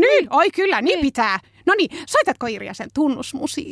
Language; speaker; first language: Finnish; native; Finnish